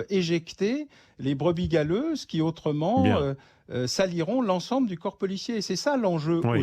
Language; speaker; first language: French; native; French